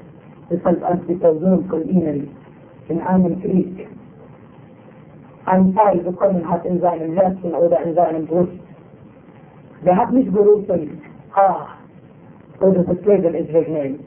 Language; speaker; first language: German; non-native, fluent; Arabic